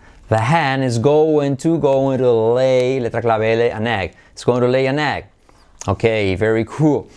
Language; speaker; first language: English; non-native, fluent; Spanish